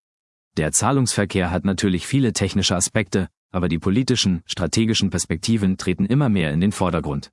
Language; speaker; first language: German; native; German